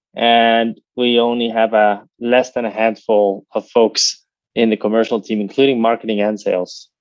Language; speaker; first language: English; native; English